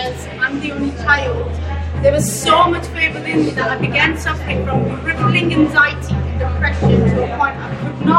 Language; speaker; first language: English; early bilingual, other home language; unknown